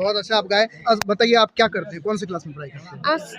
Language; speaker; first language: Hindi; native; Hindi